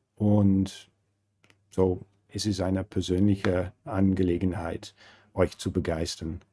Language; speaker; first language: German; non-native, fluent; English